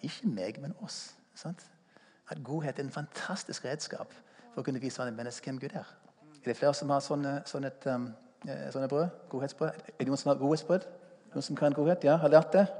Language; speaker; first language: Norwegian; non-native, fluent; English